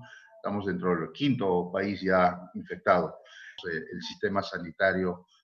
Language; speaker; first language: Spanish; native; Spanish